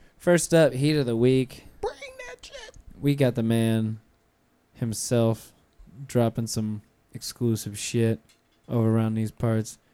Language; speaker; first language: English; native; English